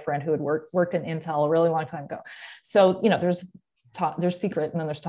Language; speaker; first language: English; native; English